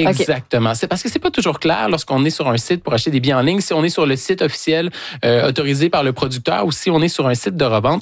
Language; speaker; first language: French; native; French